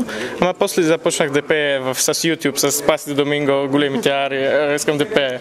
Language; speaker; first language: Bulgarian; early bilingual, heritage; Polish